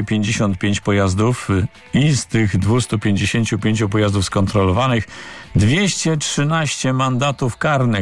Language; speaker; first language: Polish; native; Polish